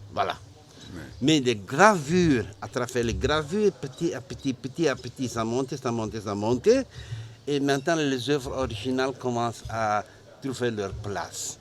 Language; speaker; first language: French; non-native, learner; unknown